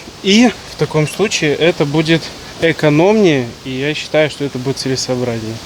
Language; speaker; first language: Russian; native; Russian